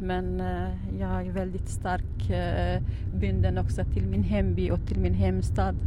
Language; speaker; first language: Swedish; non-native, fluent; Arabic